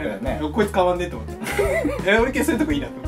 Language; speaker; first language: Japanese; native; Japanese